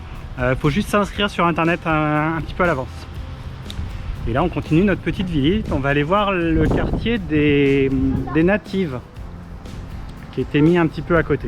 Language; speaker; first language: French; native; French